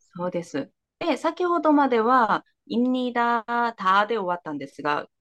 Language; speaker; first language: Japanese; non-native, fluent; Korean